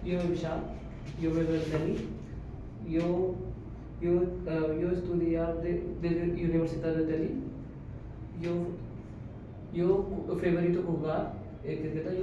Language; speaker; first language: Spanish; non-native, learner; Hindi